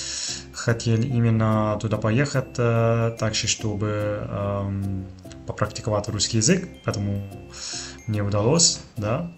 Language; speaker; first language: Russian; non-native, fluent; Italian